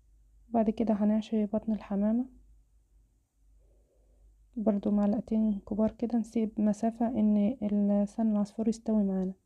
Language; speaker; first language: Arabic; native; Arabic